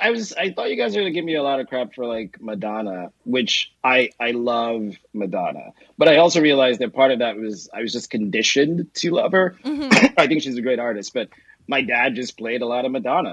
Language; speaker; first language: English; non-native, local second language; Yoruba